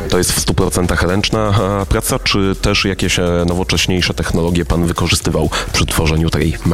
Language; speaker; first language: Polish; native; Polish